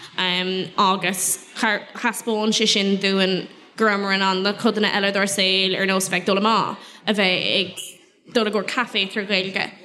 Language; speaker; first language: Irish; non-native, local second language; English